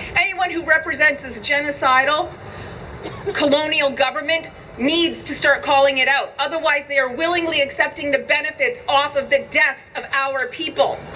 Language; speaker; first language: English; native; English